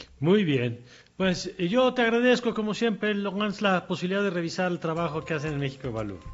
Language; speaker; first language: Spanish; native; Spanish